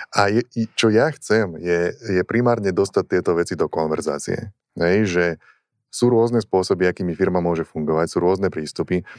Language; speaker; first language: Slovak; native; Slovak